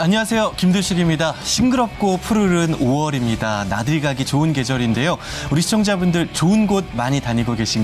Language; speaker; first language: Korean; native; Korean